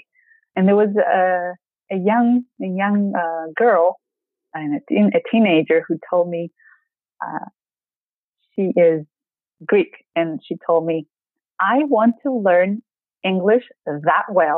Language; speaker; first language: English; non-native, fluent; Greek